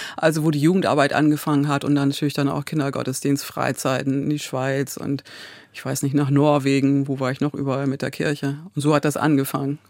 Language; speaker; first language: German; native; German